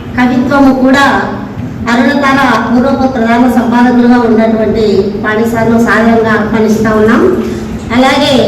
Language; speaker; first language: Telugu; native; Telugu